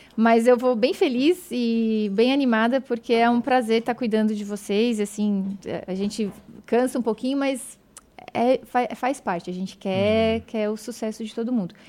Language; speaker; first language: Portuguese; native; Portuguese